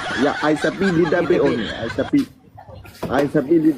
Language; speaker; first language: English; non-native, learner; Burmese